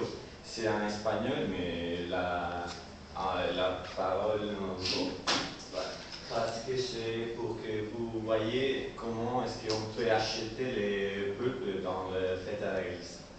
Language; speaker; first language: French; non-native, learner; Spanish